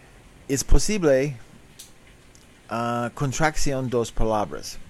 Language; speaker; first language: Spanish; non-native, learner; English